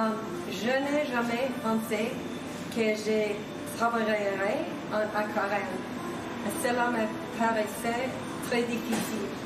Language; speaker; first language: French; non-native, fluent; Swedish